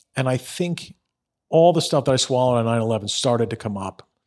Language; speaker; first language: English; native; English